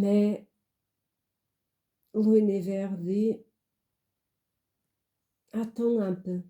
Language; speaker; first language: French; non-native, fluent; Portuguese